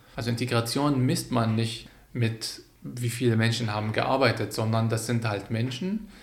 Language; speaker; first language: German; non-native, fluent; Arabic